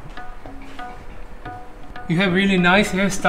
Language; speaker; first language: English; non-native, fluent; Korean